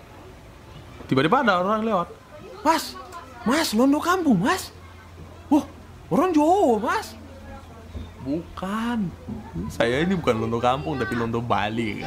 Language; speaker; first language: Indonesian; non-native, fluent; Russian